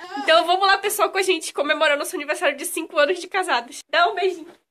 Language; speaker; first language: Portuguese; native; Portuguese